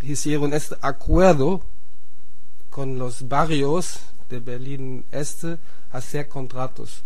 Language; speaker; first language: Spanish; non-native, fluent; German